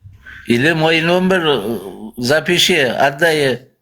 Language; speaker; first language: Russian; non-native, learner; Uzbek